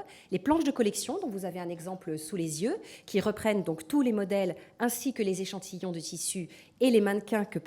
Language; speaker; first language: French; native; French